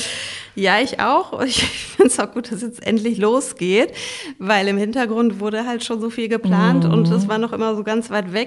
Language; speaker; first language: German; native; German